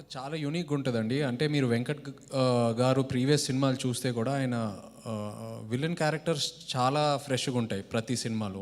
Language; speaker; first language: Telugu; native; Telugu